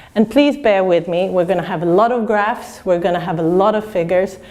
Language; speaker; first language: English; non-native, fluent; Swedish